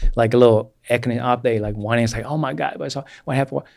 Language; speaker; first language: English; non-native, fluent; Vietnamese